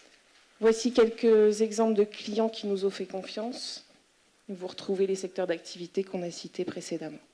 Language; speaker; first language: French; native; French